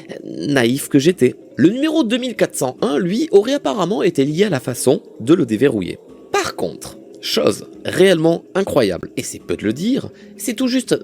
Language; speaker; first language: French; native; French